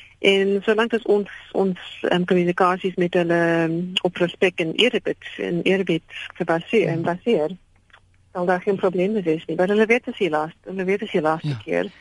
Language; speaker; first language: Afrikaans; non-native, local second language; English